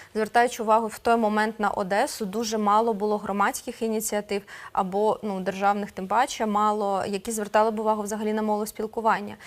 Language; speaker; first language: Ukrainian; non-native, local second language; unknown